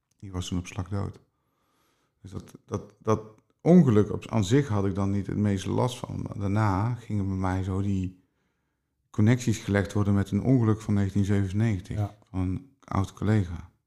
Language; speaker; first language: Dutch; native; Dutch